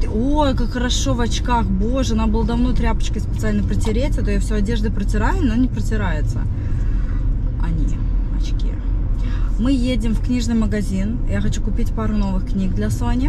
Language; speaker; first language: Russian; native; Russian